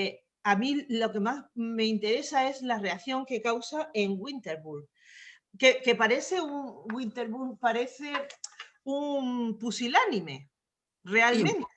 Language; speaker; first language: Spanish; native; Spanish